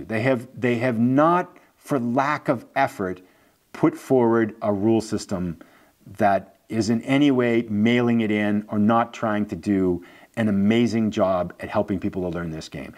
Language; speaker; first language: English; native; English